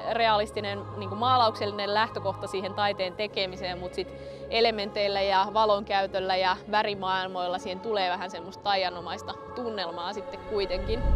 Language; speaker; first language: Finnish; native; Finnish